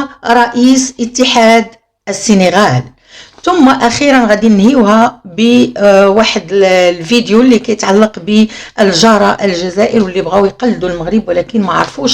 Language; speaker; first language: Arabic; native; Arabic